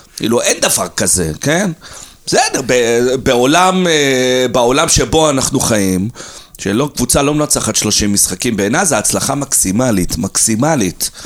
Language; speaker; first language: Hebrew; native; Hebrew